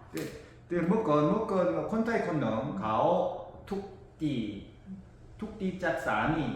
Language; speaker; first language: Thai; non-native, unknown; Korean